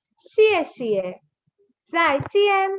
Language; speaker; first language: Chinese; non-native, fluent; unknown